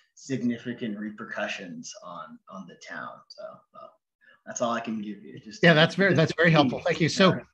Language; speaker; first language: English; native; English